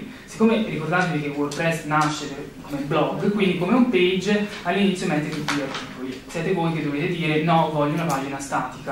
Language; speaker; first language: Italian; native; Italian